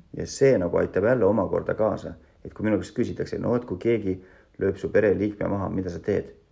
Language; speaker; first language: Estonian; non-native, local second language; Russian